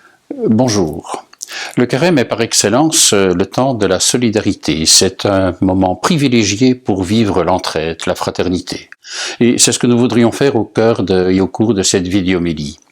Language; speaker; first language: French; native; French